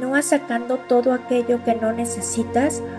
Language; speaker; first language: Spanish; native; Spanish